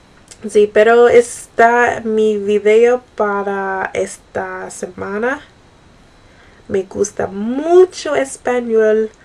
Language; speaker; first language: Spanish; non-native, learner; English